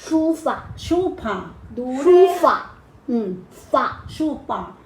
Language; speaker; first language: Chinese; non-native, learner; Korean